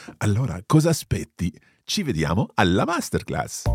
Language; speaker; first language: Italian; non-native, fluent; English